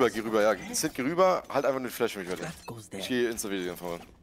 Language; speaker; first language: German; native; German